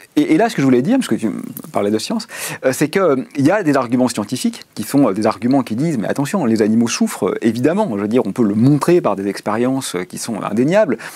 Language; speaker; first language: French; native; French